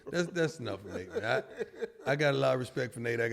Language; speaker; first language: English; native; English